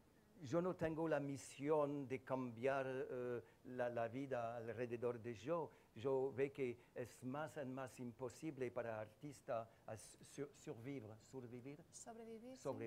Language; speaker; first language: Spanish; non-native, fluent; French